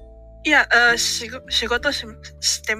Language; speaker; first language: Japanese; non-native, learner; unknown